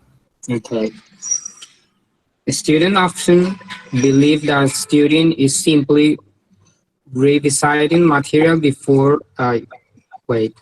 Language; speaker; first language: English; non-native, learner; Spanish